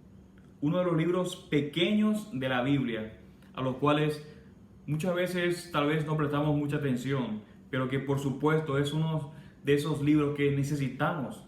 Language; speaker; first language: Spanish; native; Spanish